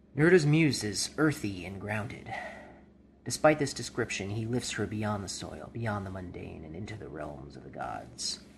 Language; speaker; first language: English; native; English